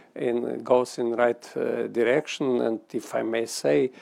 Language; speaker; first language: English; non-native, fluent; Slovenian